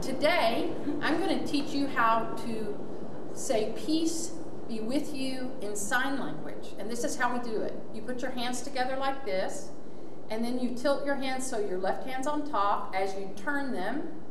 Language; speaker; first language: English; native; English